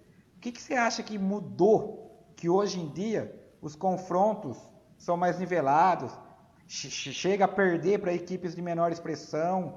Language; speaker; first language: Portuguese; native; Portuguese